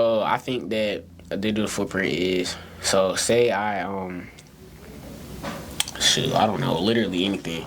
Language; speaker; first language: English; native; English